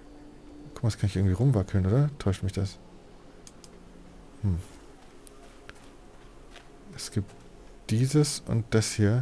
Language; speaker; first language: German; native; German